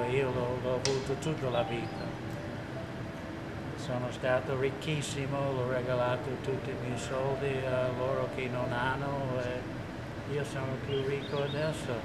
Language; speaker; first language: Italian; non-native, learner; English